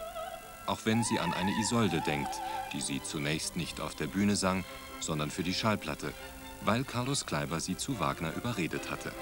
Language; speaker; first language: German; native; German